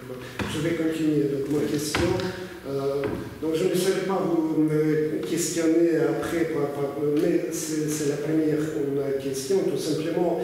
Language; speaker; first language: French; non-native, fluent; Russian